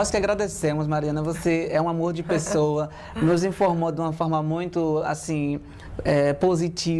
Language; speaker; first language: Portuguese; native; Portuguese